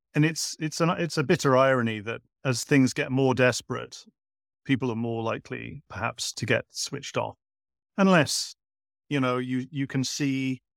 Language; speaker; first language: English; native; English